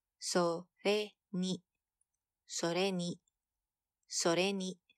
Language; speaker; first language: Japanese; non-native, fluent; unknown